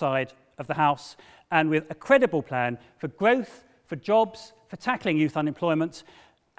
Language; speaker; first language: English; native; English